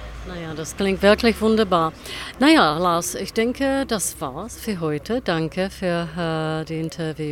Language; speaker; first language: German; non-native, fluent; Czech